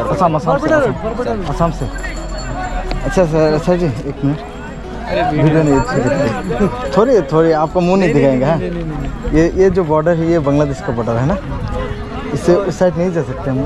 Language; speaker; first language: Hindi; non-native, local second language; Assamese